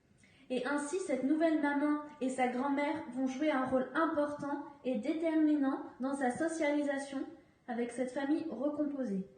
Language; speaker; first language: French; native; French